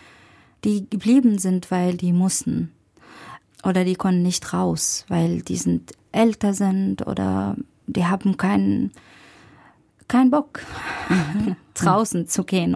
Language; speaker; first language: German; non-native, fluent; Arabic